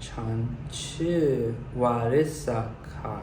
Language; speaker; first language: Thai; non-native, learner; English